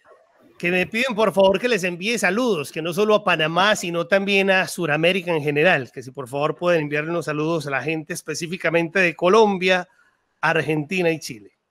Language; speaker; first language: Spanish; native; Spanish